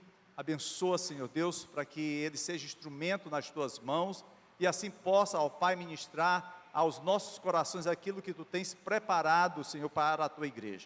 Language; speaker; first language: Portuguese; native; Portuguese